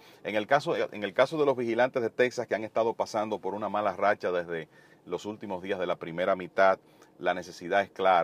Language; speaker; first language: Spanish; native; Spanish